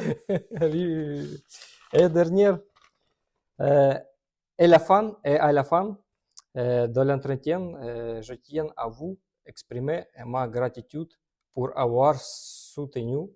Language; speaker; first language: French; non-native, learner; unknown